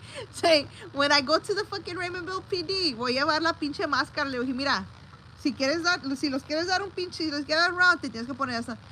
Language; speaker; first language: Spanish; early bilingual, heritage; Spanish